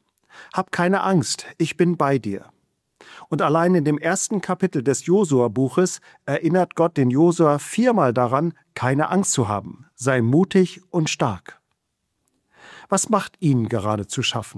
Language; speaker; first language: German; native; German